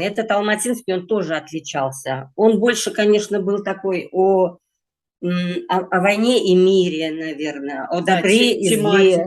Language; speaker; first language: Russian; native; Russian